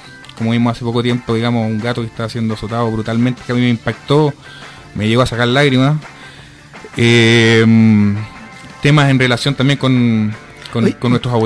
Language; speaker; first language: Spanish; native; Spanish